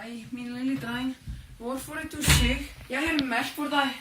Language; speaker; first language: Danish; non-native, learner; Icelandic